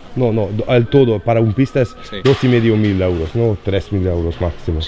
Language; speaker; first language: Spanish; non-native, learner; Hungarian